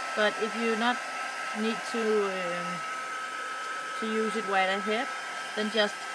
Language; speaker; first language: English; non-native, learner; Danish